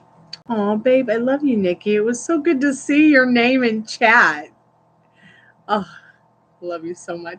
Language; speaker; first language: English; native; English